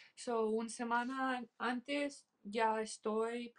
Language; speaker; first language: Spanish; early bilingual, heritage; English